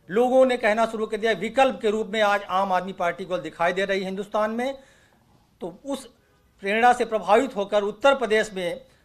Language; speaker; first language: Hindi; native; Hindi